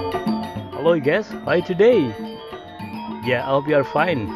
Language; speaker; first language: English; non-native, learner; Indonesian